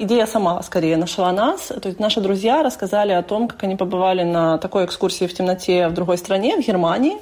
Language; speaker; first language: Russian; native; Russian